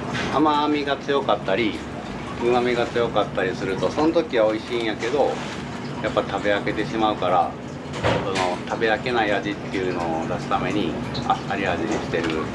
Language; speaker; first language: Japanese; native; Japanese